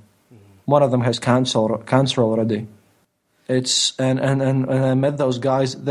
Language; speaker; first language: English; non-native, fluent; Latvian